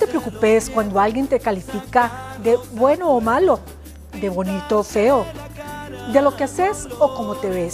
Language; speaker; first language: Spanish; native; Spanish